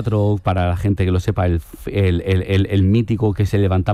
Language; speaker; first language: Spanish; native; Spanish